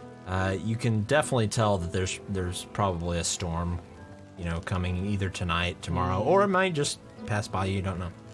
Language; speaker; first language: English; native; English